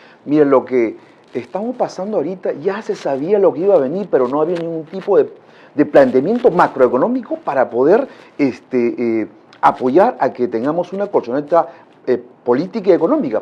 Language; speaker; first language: Spanish; non-native, local second language; Shipibo-Conibo